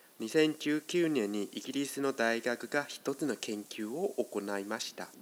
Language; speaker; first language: Japanese; non-native, fluent; Chinese